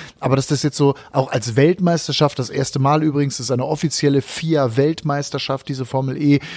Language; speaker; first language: German; native; German